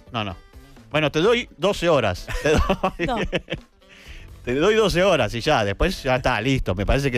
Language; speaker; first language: Spanish; native; Spanish